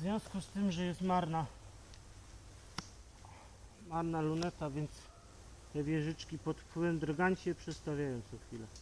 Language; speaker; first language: Polish; native; Polish